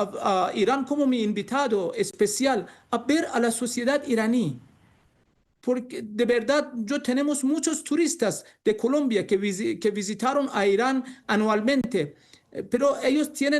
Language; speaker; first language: Spanish; non-native, learner; Persian